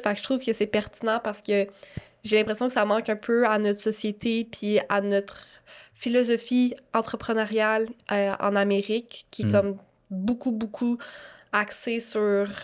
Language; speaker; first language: French; native; French